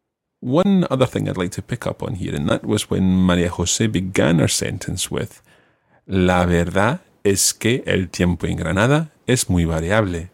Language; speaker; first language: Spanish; non-native, fluent; English